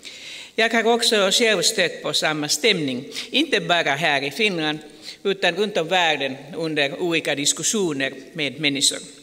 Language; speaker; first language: Swedish; non-native, fluent; Finnish